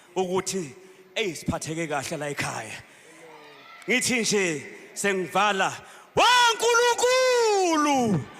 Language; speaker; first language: Zulu; non-native, fluent; Swahili